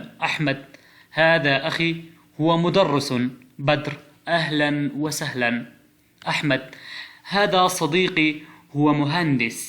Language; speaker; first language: Arabic; non-native, fluent; Pashto